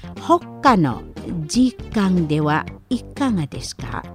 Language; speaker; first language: Japanese; non-native, fluent; Indonesian